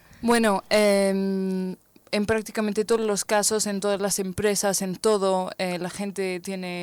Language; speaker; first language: Spanish; non-native, fluent; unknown